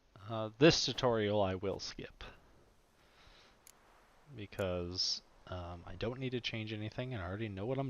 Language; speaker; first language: English; native; English